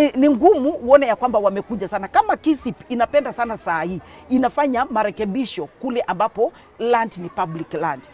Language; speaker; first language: Swahili; non-native, local second language; Kamba